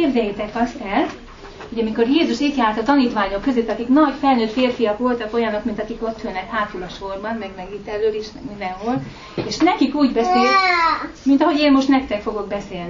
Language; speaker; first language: Hungarian; native; Hungarian